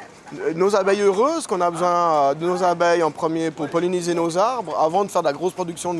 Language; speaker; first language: French; native; French